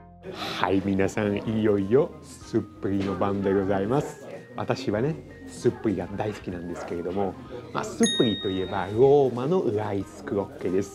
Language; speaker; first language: Japanese; non-native, fluent; Italian